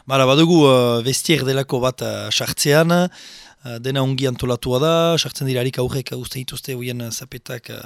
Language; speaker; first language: Basque; native; Basque